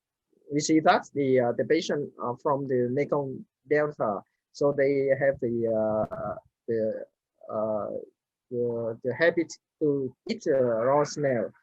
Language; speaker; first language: English; non-native, learner; Vietnamese